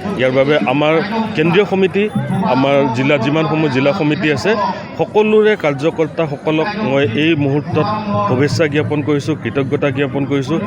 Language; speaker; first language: Assamese; non-native, local second language; Sadri